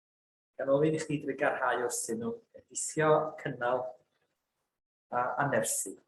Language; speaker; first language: Welsh; native; Welsh